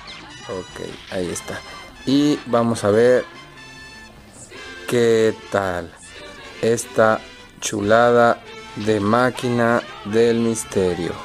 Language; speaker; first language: Spanish; native; Spanish